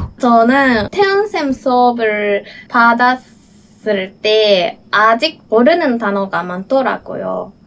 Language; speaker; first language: Korean; non-native, learner; Japanese